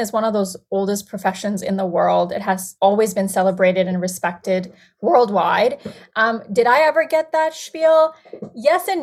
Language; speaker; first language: English; non-native, local second language; Bangla